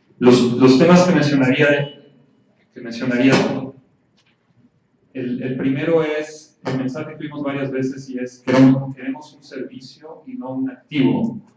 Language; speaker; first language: Spanish; native; Spanish